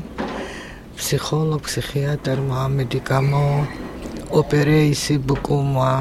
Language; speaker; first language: French; non-native, learner; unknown